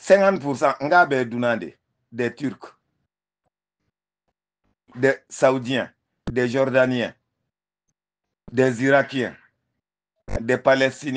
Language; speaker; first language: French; non-native, local second language; Bambara